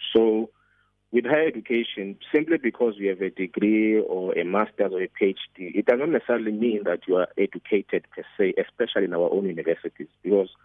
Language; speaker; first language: English; non-native, local second language; Xhosa